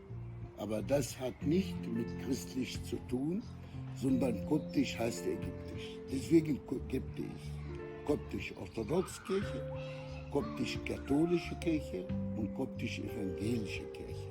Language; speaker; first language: German; non-native, fluent; Arabic